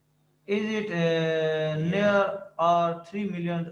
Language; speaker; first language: English; non-native, learner; Urdu